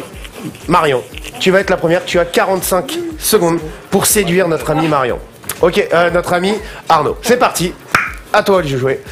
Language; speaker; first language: French; native; French